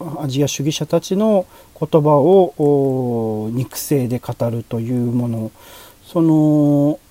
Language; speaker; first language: Japanese; native; Japanese